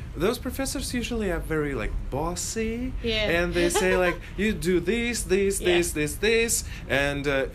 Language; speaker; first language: English; non-native, fluent; Russian